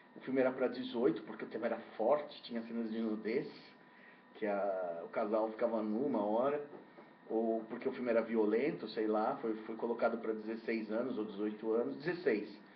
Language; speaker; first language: Portuguese; native; Portuguese